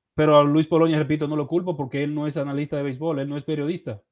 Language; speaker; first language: Spanish; native; Spanish